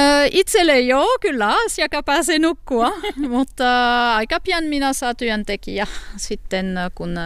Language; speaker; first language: Finnish; non-native, fluent; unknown